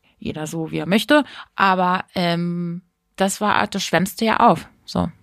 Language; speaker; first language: German; native; German